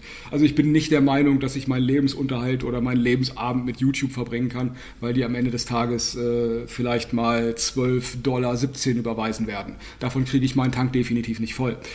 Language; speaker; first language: German; native; German